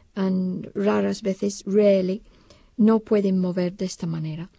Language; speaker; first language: Spanish; non-native, fluent; English